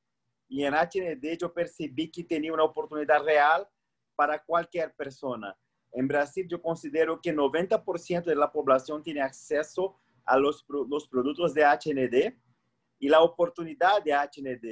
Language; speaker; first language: Spanish; non-native, fluent; Portuguese